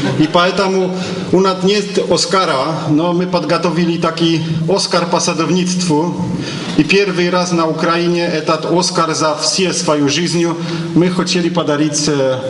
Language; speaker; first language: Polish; non-native, learner; Ukrainian